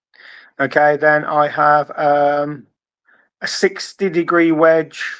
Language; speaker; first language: English; native; English